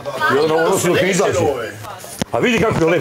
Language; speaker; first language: Serbian; native; Serbian